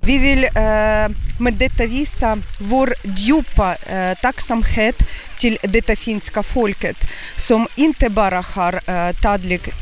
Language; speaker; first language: Swedish; non-native, learner; Ukrainian